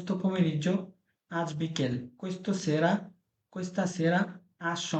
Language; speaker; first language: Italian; non-native, fluent; Bangla